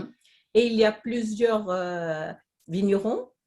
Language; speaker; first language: French; non-native, fluent; Swedish